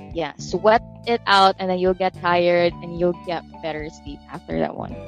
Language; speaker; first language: English; non-native, local second language; Filipino